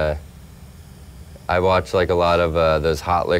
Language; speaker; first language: English; native; English